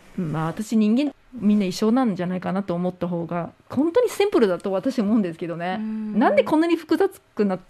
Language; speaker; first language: Japanese; non-native, fluent; English